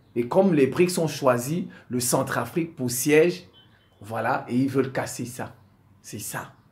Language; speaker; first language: French; non-native, local second language; Sango